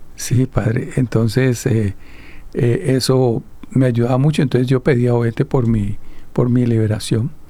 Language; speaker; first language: Spanish; native; Spanish